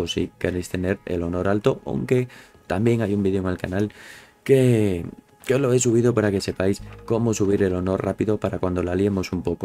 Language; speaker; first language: Spanish; native; Spanish